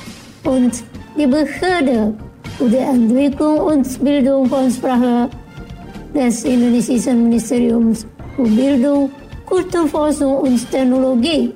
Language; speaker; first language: German; non-native, fluent; Indonesian